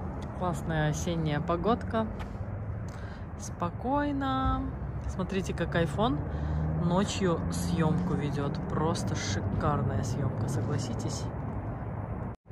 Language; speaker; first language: Russian; native; Russian